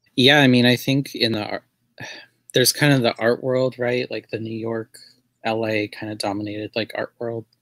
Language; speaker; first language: English; native; English